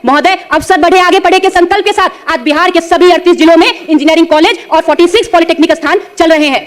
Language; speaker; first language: Hindi; native; Hindi